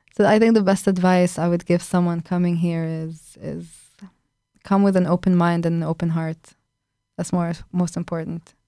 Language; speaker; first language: English; non-native, fluent; Arabic